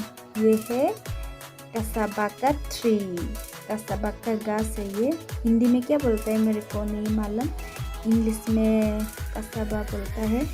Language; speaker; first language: Hindi; non-native, local second language; Bodo